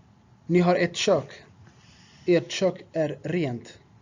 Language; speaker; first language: Swedish; non-native, fluent; Tigrinya